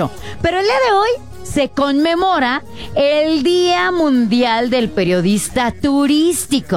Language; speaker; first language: Spanish; native; Spanish